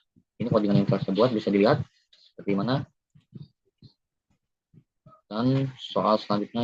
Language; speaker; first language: Indonesian; native; Indonesian